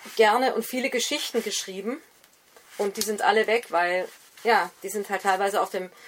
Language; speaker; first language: German; native; German